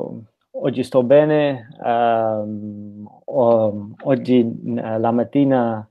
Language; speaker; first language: Italian; non-native, learner; Dutch